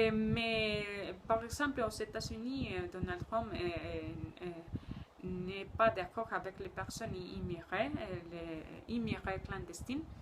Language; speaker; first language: French; non-native, learner; Spanish